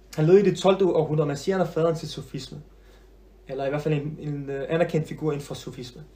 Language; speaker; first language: Danish; early bilingual, other home language; Arabic